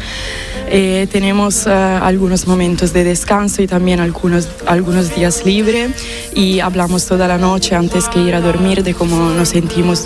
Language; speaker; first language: Spanish; non-native, fluent; Italian